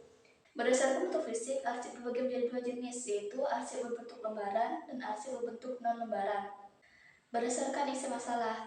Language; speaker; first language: Indonesian; native; Indonesian